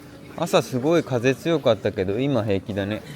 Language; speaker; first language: Japanese; native; Japanese